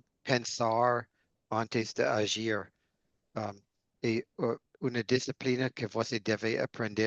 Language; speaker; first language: Portuguese; non-native, learner; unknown